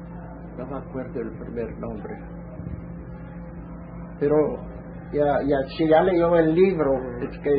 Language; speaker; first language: Spanish; early bilingual, heritage; Ladino